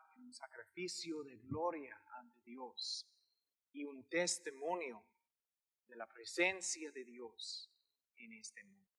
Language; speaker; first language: Spanish; non-native, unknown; English